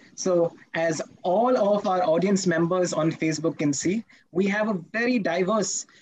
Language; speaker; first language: English; non-native, local second language; Hindi